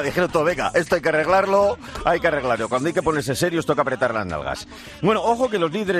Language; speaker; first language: Spanish; native; Spanish